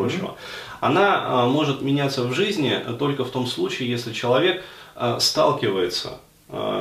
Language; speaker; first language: Russian; native; Russian